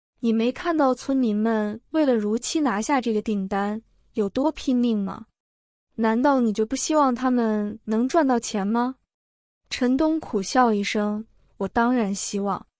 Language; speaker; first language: Chinese; native; Chinese